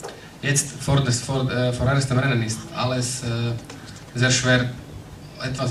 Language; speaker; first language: German; non-native, learner; Slovak